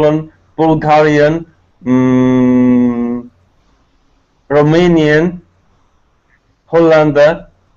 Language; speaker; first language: English; non-native, learner; Tatar